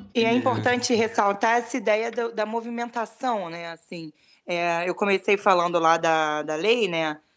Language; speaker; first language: Portuguese; native; Portuguese